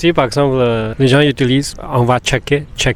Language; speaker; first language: French; non-native, fluent; Spanish